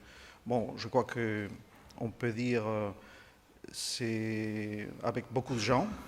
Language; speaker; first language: French; non-native, fluent; Spanish